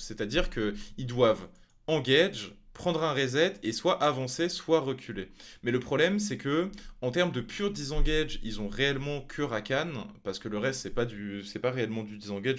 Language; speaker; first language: French; native; French